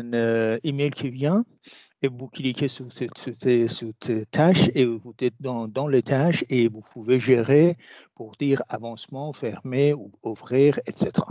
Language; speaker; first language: French; non-native, fluent; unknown